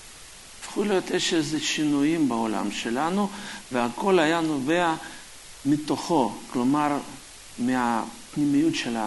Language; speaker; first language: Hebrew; non-native, fluent; Russian